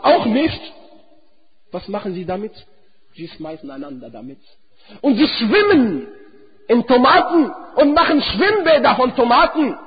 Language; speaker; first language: German; non-native, fluent; Arabic